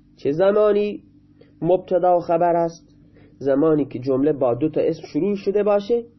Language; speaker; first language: Persian; non-native, local second language; Baluchi